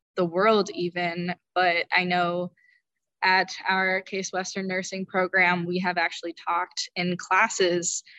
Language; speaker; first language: English; native; English